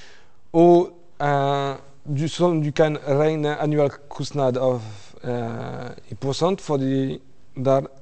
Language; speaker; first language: Norwegian; non-native, fluent; French